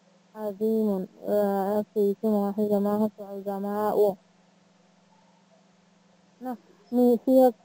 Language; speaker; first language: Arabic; non-native, learner; Bangla